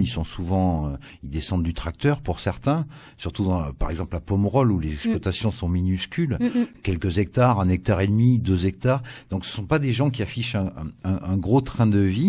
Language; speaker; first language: French; native; French